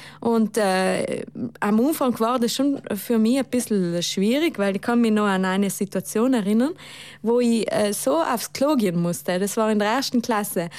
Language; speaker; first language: German; non-native, local second language; Ladin